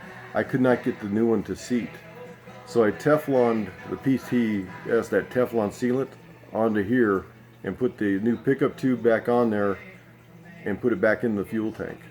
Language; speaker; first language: English; native; English